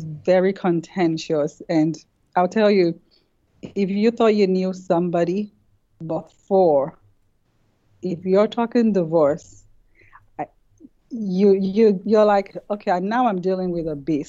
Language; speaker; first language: English; non-native, local second language; Yoruba